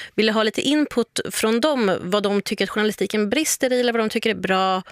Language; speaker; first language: Swedish; native; Swedish